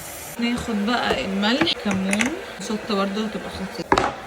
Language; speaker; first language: Arabic; native; Arabic